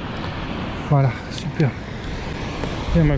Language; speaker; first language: French; native; French